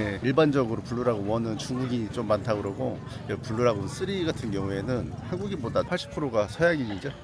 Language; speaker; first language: Korean; native; Korean